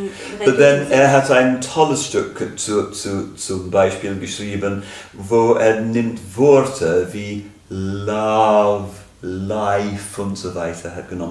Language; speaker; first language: German; non-native, fluent; English